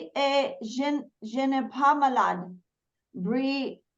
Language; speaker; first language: French; non-native, learner; English